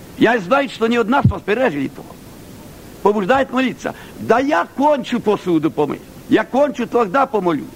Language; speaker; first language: Russian; non-native, local second language; Ukrainian